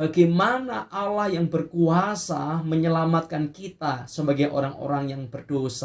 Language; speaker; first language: Indonesian; native; Indonesian